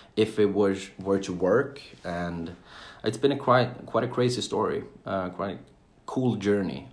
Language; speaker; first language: English; non-native, fluent; Swedish